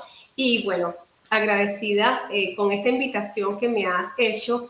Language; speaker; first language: Spanish; native; Spanish